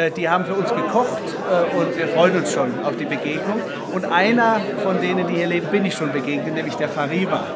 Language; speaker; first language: German; native; German